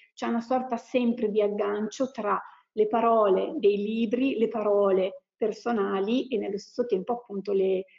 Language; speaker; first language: Italian; native; Italian